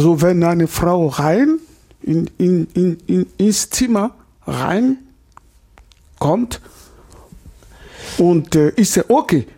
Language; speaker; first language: German; non-native, learner; Lingala